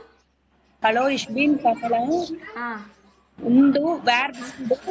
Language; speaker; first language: German; non-native, learner; Tamil